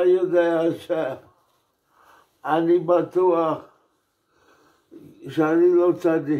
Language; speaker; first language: Hebrew; non-native, fluent; English